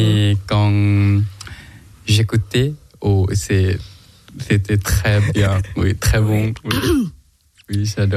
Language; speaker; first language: French; non-native, learner; Thai